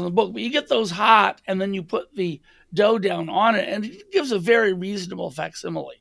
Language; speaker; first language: English; native; English